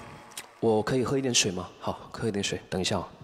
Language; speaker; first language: Chinese; non-native, fluent; English